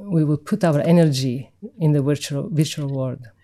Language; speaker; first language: English; non-native, fluent; Italian